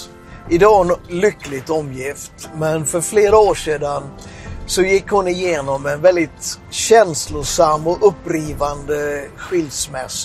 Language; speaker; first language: Swedish; native; Swedish